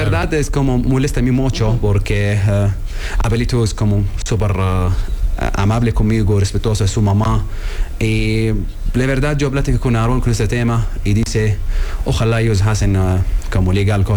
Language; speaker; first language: Spanish; non-native, learner; Arabic